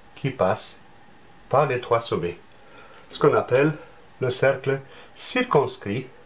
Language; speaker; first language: French; native; French